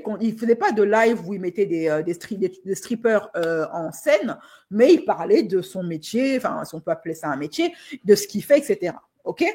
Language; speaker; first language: French; native; French